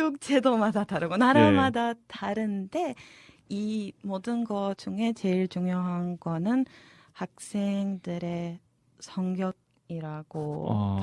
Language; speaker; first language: Korean; non-native, fluent; Serbian